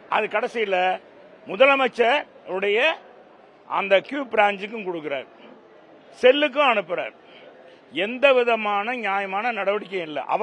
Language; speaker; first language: Tamil; native; Tamil